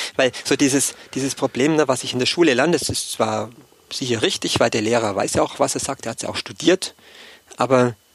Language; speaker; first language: German; native; German